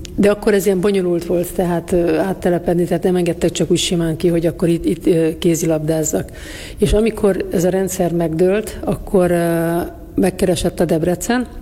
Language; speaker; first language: Hungarian; native; Hungarian